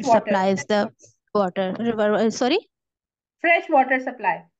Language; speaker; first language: English; non-native, local second language; Urdu